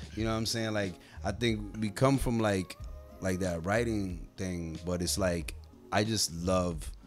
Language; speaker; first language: English; native; English